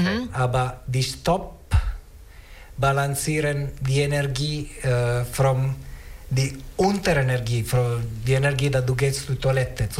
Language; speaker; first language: German; non-native, learner; Italian